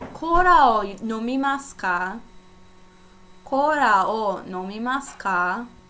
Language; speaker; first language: Japanese; non-native, fluent; English